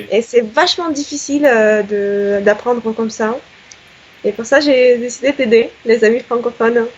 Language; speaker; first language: French; non-native, fluent; Russian